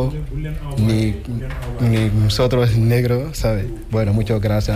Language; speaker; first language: Spanish; non-native, learner; Wolof